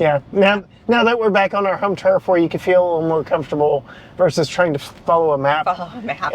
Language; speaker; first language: English; native; English